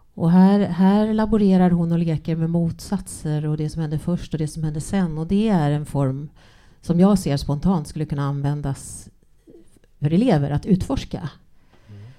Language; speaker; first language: Swedish; early bilingual, other home language; English